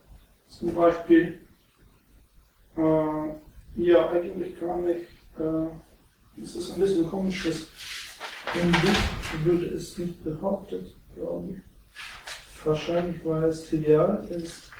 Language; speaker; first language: German; non-native, fluent; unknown